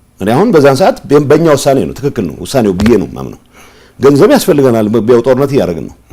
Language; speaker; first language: Amharic; non-native, local second language; Tigrinya